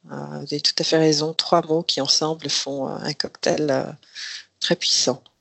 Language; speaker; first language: French; non-native, local second language; Rundi